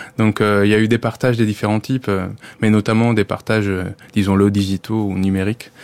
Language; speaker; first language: French; non-native, fluent; Spanish